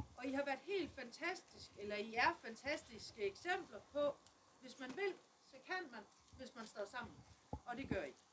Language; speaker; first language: Danish; native; Danish